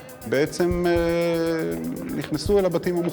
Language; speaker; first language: Hebrew; native; Hebrew